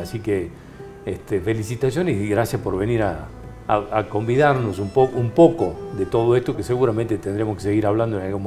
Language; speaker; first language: Spanish; native; Spanish